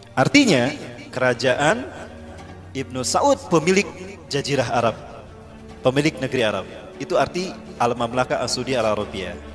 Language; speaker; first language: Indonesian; native; Indonesian